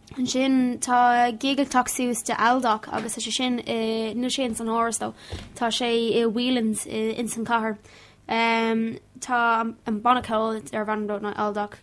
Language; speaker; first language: Irish; non-native, local second language; English